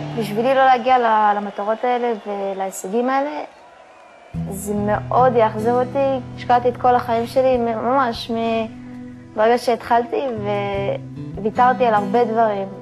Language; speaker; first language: Hebrew; early bilingual, other home language; English